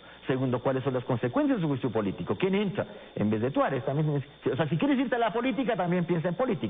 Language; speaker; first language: Spanish; native; Spanish